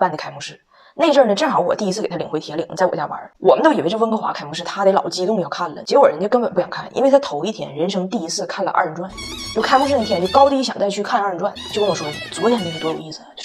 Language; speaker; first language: Chinese; native; Chinese